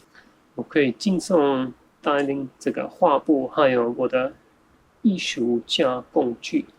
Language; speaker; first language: Chinese; non-native, fluent; German